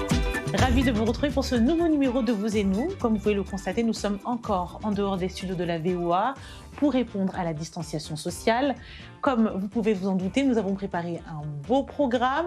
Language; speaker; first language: French; native; French